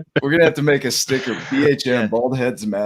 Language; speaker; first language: English; native; English